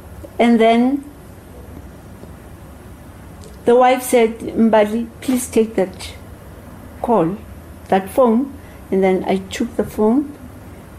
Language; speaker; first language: English; non-native, local second language; Zulu